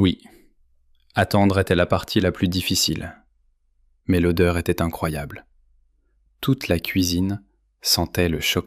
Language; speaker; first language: French; native; French